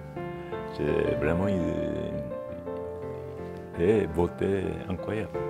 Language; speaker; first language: French; non-native, fluent; Japanese